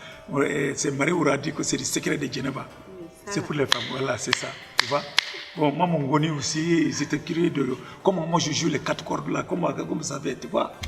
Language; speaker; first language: French; non-native, local second language; Bambara